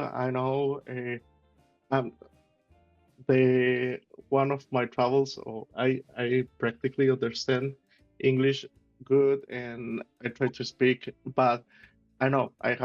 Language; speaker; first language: English; non-native, learner; Spanish